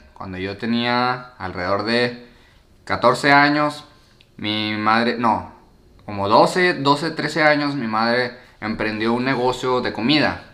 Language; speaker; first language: Spanish; native; Spanish